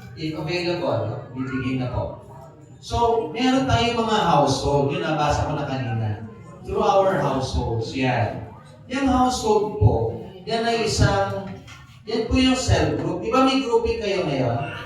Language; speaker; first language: Filipino; native; Filipino